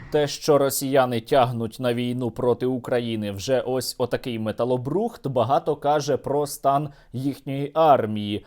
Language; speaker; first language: Ukrainian; native; Ukrainian